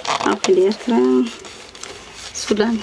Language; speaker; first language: French; non-native, learner; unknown